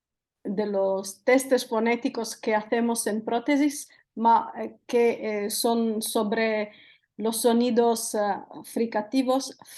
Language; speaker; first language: Spanish; non-native, fluent; Italian